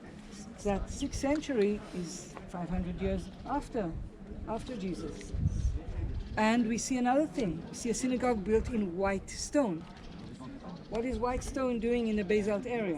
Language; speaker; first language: English; non-native, fluent; Hebrew